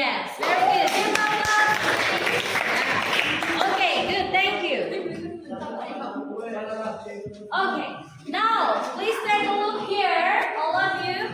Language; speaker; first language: English; non-native, fluent; Indonesian